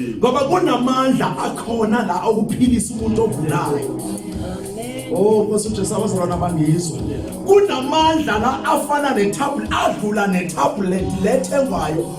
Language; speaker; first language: Zulu; non-native, local second language; Xhosa